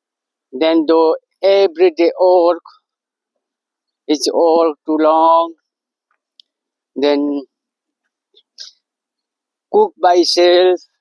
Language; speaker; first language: English; non-native, learner; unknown